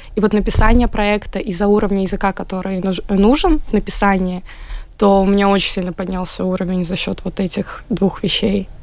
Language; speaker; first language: Russian; native; Russian